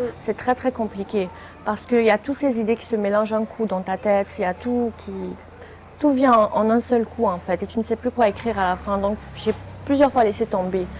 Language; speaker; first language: French; native; French